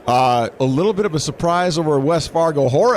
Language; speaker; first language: English; native; English